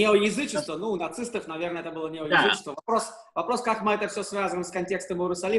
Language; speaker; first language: Russian; native; Russian